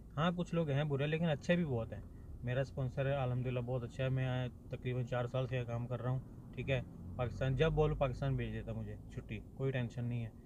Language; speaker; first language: Urdu; native; Urdu